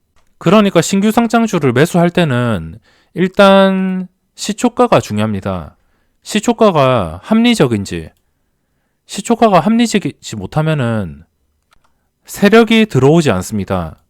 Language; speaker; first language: Korean; native; Korean